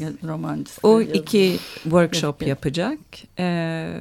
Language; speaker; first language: Turkish; non-native, fluent; Swedish